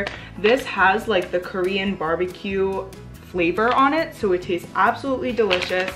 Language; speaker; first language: English; native; English